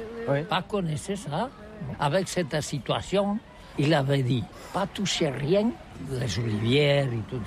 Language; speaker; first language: French; non-native, learner; Catalan